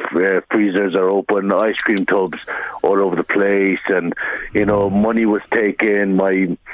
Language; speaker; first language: English; native; English